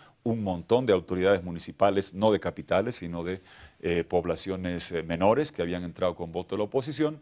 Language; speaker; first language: Spanish; native; Spanish